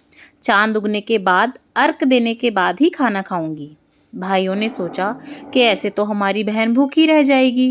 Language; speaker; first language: Hindi; native; Hindi